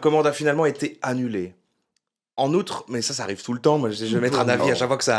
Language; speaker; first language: French; native; French